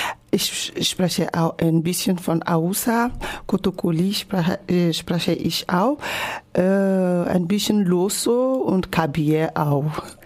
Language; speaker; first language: German; non-native, learner; Ewe